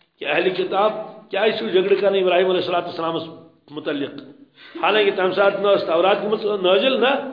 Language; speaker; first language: Urdu; native; Urdu